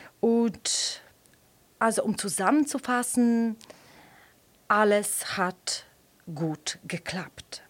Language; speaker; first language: German; non-native, fluent; Polish